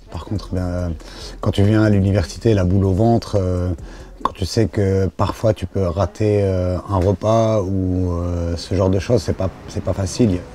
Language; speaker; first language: French; non-native, local second language; Arabic